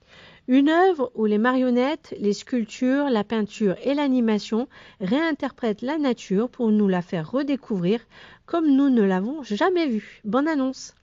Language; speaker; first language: French; native; French